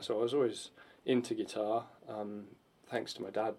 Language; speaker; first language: English; native; English